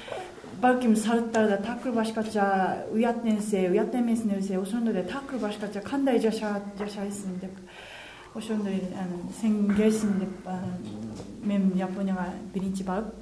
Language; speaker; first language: Kyrgyz; non-native, learner; Japanese